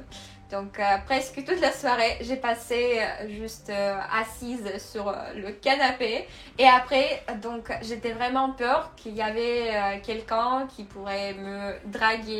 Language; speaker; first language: French; non-native, fluent; Russian